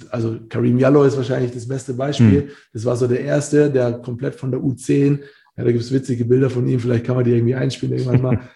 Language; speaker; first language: German; native; German